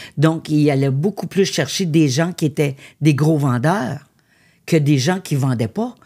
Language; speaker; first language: French; native; French